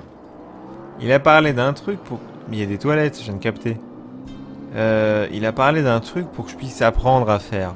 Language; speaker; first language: French; native; French